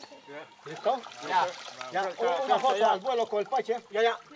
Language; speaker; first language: Spanish; native; Spanish